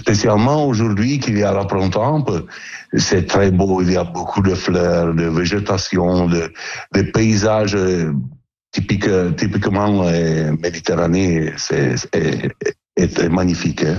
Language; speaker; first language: French; non-native, learner; Italian